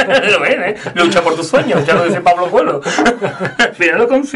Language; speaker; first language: Spanish; native; Spanish